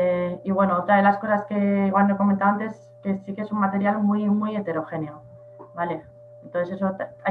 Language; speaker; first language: Spanish; native; Spanish